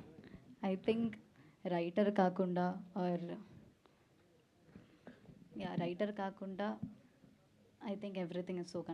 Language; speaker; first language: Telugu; non-native, learner; Malayalam